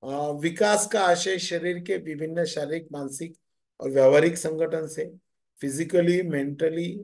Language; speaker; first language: Hindi; non-native, local second language; Marathi